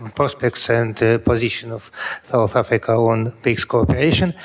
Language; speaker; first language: English; non-native, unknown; Russian